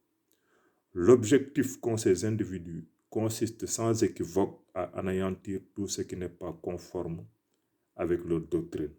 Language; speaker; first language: French; non-native, local second language; Wolof